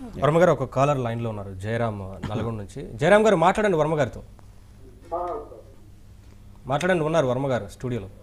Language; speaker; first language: Telugu; native; Telugu